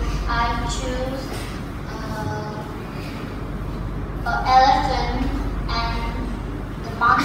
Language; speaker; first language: English; non-native, learner; Vietnamese